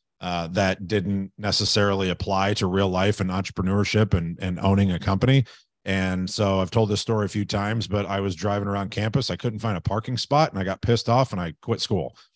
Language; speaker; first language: English; native; English